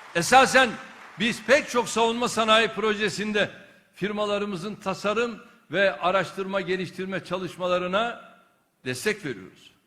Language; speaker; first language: Turkish; native; Turkish